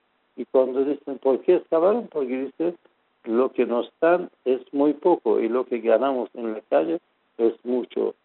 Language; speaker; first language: Spanish; non-native, fluent; Persian